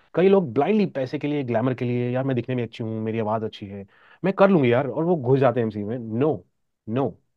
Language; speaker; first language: Hindi; non-native, local second language; Marathi